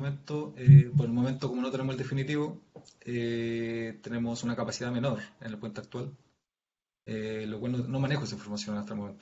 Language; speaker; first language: Spanish; native; Spanish